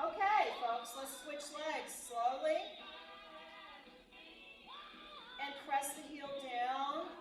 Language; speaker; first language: English; native; English